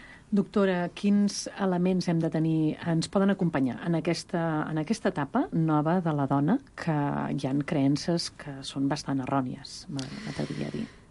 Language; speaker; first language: Catalan; native; Catalan